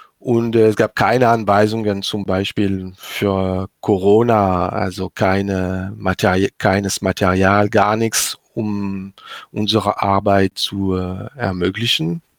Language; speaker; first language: German; non-native, learner; French